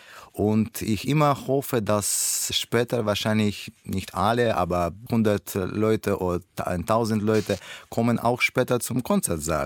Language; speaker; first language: German; non-native, learner; Russian